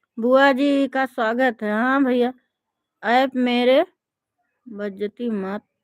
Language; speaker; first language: Hindi; native; Hindi